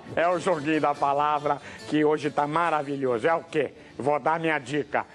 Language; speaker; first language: Portuguese; native; Portuguese